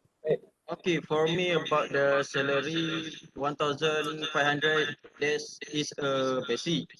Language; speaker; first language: English; non-native, learner; Malay